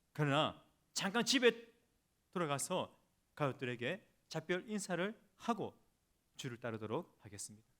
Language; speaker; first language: Korean; native; Korean